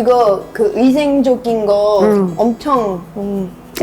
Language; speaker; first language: Korean; non-native, learner; English